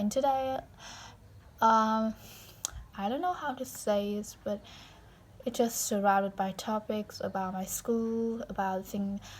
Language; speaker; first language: English; non-native, learner; Vietnamese